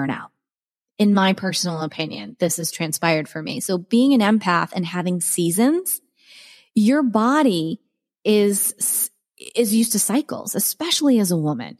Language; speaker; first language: English; native; English